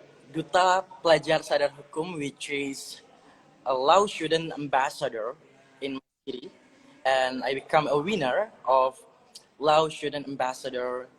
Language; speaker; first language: English; non-native, learner; Indonesian